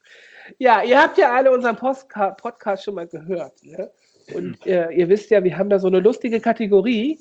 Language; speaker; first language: German; native; German